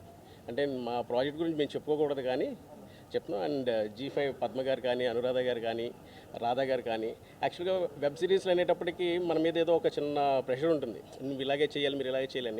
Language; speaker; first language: Telugu; native; Telugu